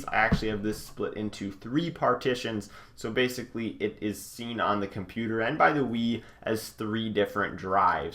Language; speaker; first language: English; native; English